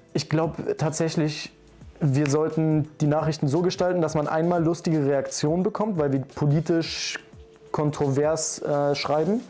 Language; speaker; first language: German; native; German